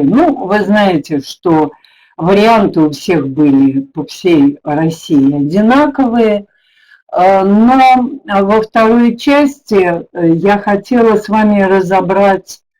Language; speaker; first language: Russian; native; Russian